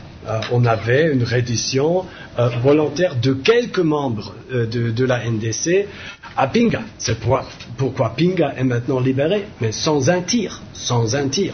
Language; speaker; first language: French; non-native, fluent; German